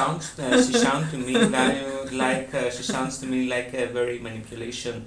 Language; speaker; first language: English; non-native, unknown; Greek